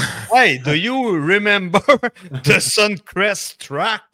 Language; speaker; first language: English; non-native, learner; French